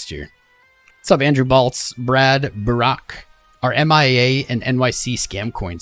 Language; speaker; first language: English; native; English